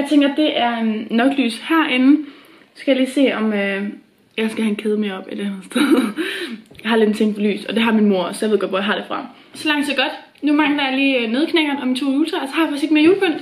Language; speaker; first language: Danish; native; Danish